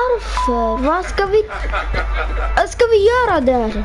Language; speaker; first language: Swedish; early bilingual, other home language; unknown